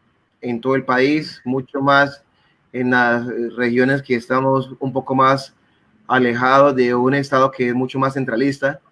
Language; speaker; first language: Spanish; native; Spanish